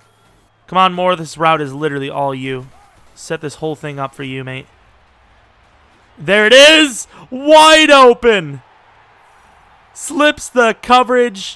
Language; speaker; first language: English; native; English